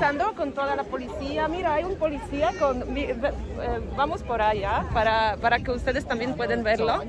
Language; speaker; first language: Spanish; non-native, fluent; Polish